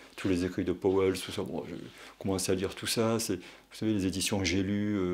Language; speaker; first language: French; native; French